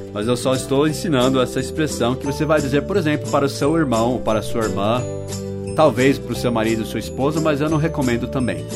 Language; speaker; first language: Portuguese; non-native, fluent; English